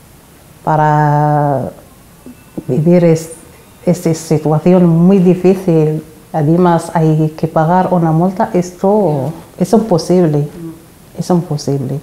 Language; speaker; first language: Spanish; non-native, learner; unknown